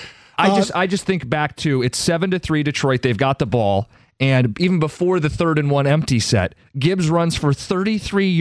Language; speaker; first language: English; native; English